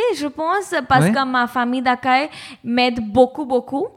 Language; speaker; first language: French; non-native, learner; Hindi